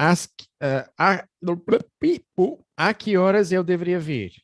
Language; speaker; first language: Portuguese; non-native, fluent; English